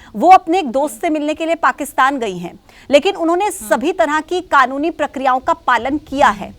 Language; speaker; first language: Hindi; native; Hindi